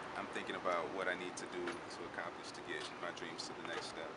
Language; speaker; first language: English; native; English